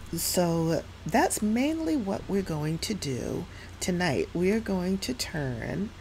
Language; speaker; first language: English; native; English